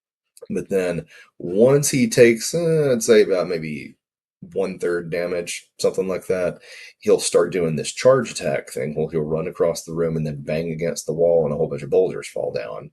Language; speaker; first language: English; native; English